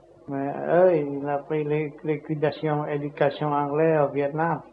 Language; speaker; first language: French; non-native, learner; Vietnamese